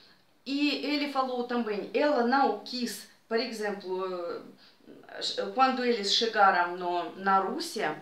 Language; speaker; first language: Portuguese; non-native, fluent; Russian